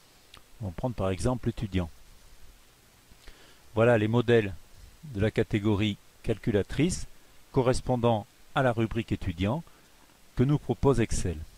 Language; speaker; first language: French; native; French